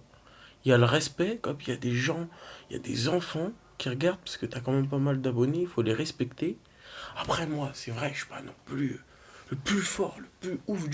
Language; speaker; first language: French; native; French